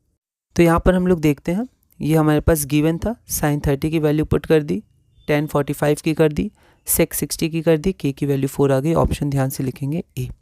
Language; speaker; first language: Hindi; native; Hindi